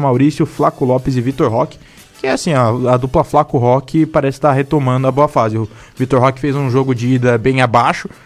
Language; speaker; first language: Portuguese; native; Portuguese